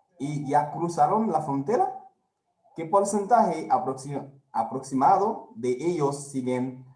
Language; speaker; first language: Spanish; non-native, fluent; Haitian Creole